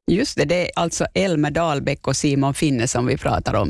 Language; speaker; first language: Swedish; native; Swedish